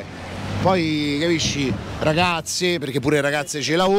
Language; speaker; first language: Italian; native; Italian